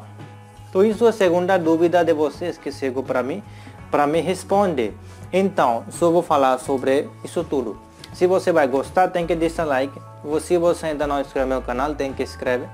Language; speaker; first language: Portuguese; non-native, learner; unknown